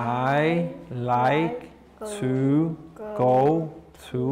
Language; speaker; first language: English; non-native, learner; Thai